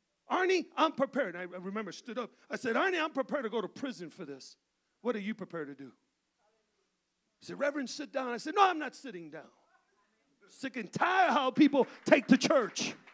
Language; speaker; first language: English; early bilingual, other home language; Spanish